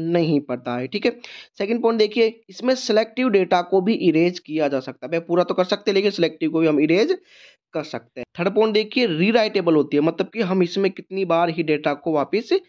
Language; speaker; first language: Hindi; native; Hindi